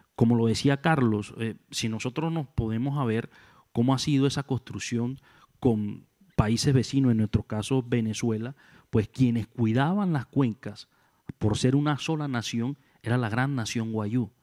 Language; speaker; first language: Spanish; native; Spanish